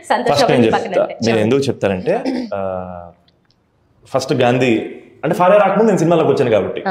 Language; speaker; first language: Telugu; native; Telugu